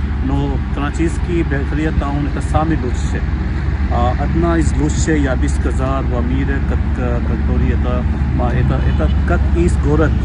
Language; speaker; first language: Russian; non-native, learner; Urdu